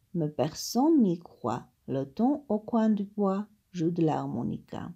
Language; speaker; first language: French; non-native, fluent; Armenian